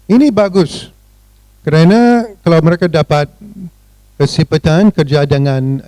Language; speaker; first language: Indonesian; non-native, fluent; English